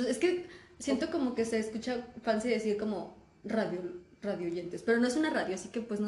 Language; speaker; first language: Spanish; native; Spanish